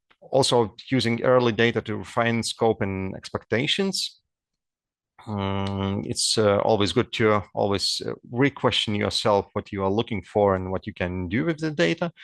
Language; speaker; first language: English; non-native, fluent; Lithuanian